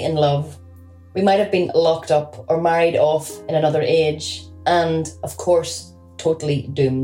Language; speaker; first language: English; native; English